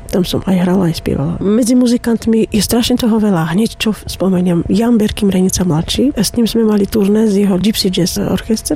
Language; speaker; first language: Slovak; non-native, fluent; Armenian